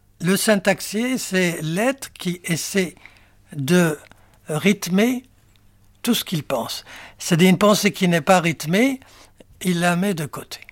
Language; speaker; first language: French; non-native, local second language; Arabic